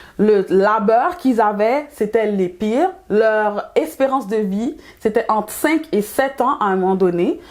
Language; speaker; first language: French; early bilingual, other home language; Haitian Creole